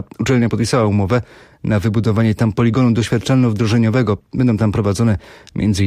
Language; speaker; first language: Polish; native; Polish